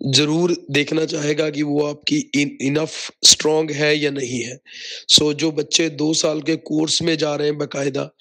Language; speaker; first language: Hindi; non-native, local second language; Punjabi